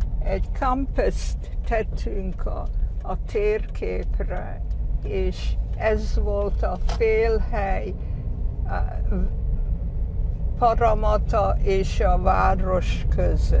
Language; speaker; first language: Hungarian; early bilingual, heritage; Hungarian